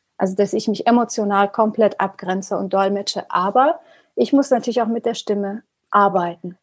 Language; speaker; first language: German; early bilingual, other home language; Persian